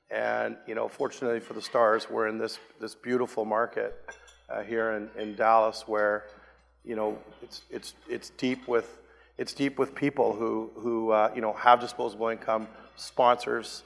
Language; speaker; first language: English; native; English